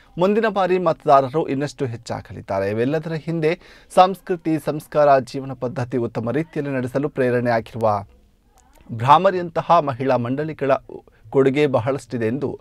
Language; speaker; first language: Kannada; native; Kannada